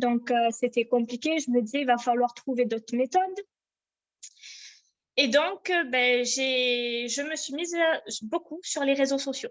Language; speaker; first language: French; native; French